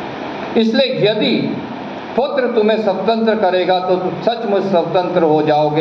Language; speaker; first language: Hindi; native; Hindi